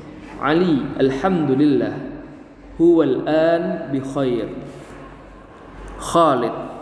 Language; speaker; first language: Arabic; non-native, fluent; Indonesian